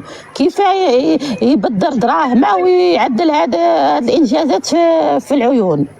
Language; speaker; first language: Arabic; native; Arabic